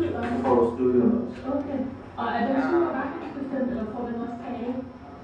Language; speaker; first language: Danish; non-native, learner; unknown